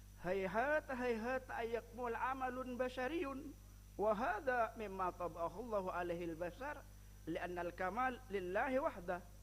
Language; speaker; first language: Arabic; non-native, fluent; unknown